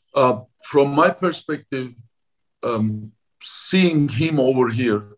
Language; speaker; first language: English; non-native, fluent; Turkish